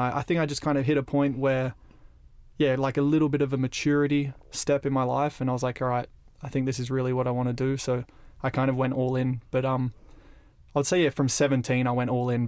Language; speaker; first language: English; native; English